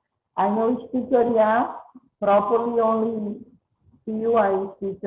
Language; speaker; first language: English; non-native, learner; Portuguese